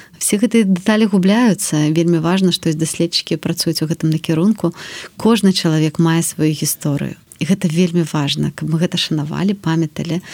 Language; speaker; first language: Belarusian; native; Belarusian